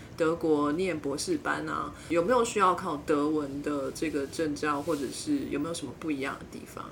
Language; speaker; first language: Chinese; native; Chinese